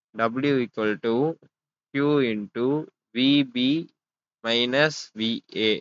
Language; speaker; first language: English; non-native, local second language; Tamil